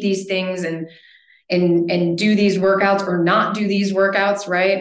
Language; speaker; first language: English; native; English